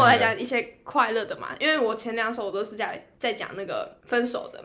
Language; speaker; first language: Chinese; native; Chinese